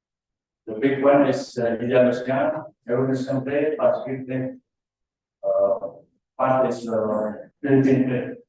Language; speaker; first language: English; non-native, learner; Indonesian